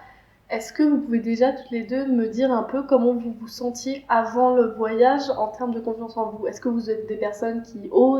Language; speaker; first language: French; native; French